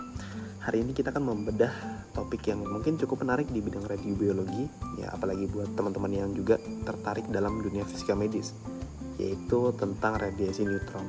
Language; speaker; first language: Indonesian; native; Indonesian